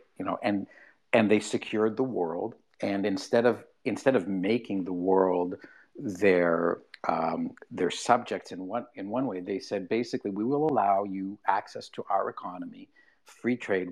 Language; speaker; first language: English; native; English